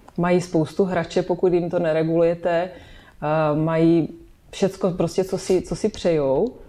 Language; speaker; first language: Czech; native; Czech